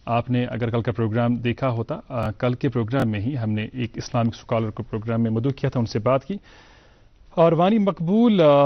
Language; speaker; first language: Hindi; non-native, local second language; Kashmiri